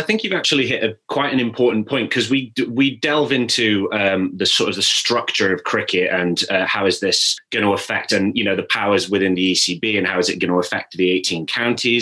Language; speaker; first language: English; native; English